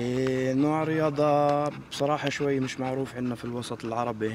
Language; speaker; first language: Arabic; native; Arabic